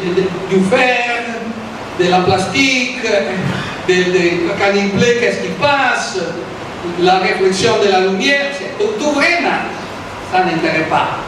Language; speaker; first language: French; non-native, fluent; Italian